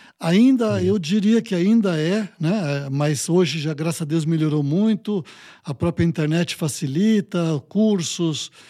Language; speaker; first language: Portuguese; native; Portuguese